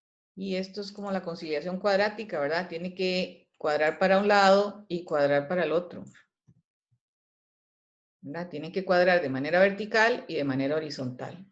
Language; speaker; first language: Spanish; native; Spanish